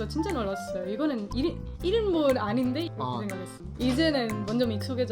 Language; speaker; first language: Korean; non-native, fluent; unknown